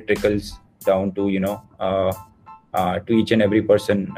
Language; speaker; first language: English; non-native, local second language; Hindi